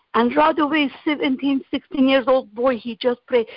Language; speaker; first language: English; non-native, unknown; Persian